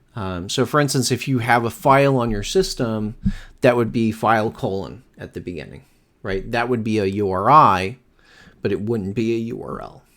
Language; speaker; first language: English; native; English